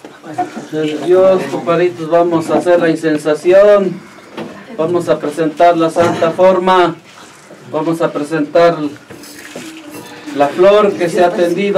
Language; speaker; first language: Spanish; native; Spanish